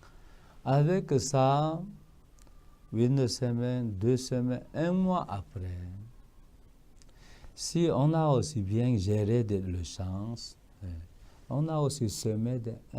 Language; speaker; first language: French; non-native, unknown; Korean